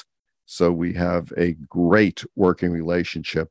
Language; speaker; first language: English; native; English